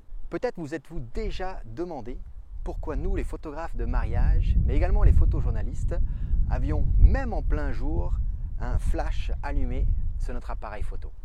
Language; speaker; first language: French; native; French